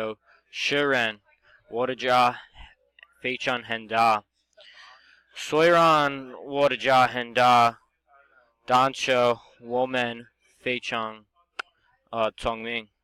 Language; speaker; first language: Chinese; non-native, learner; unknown